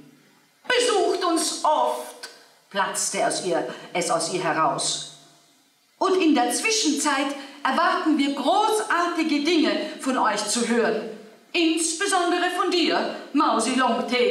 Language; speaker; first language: German; native; German